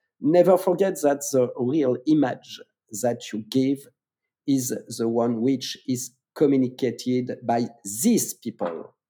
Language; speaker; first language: English; non-native, fluent; French